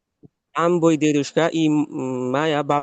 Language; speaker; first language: Russian; non-native, learner; Bangla